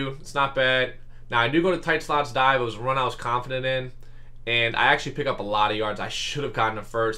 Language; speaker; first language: English; native; English